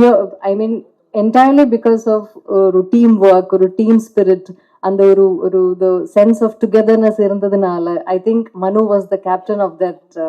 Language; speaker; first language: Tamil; non-native, fluent; Malayalam